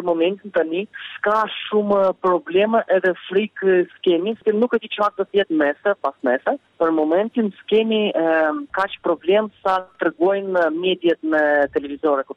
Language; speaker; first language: Albanian; early bilingual, heritage; Albanian